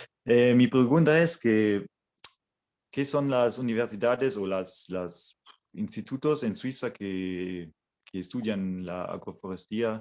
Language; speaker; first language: Spanish; non-native, fluent; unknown